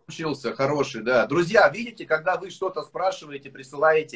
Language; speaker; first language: Russian; native; Russian